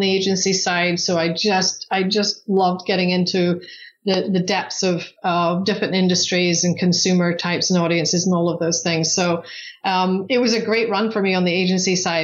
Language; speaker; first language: English; native; English